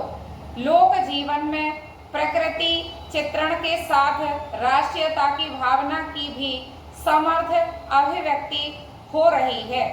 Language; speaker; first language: Hindi; native; Hindi